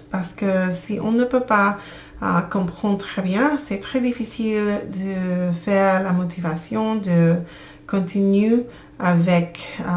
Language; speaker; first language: French; non-native, learner; English